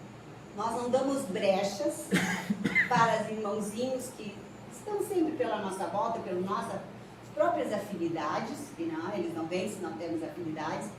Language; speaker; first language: Portuguese; native; Portuguese